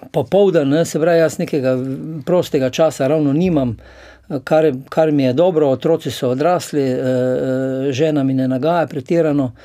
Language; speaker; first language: Slovenian; native; Slovenian